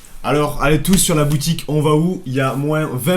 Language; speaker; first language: French; native; French